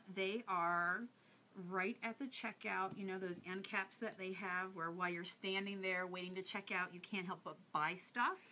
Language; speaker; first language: English; native; English